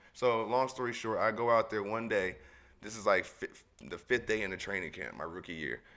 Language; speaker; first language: English; native; English